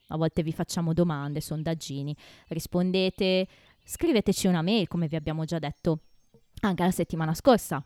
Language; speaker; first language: Italian; native; Italian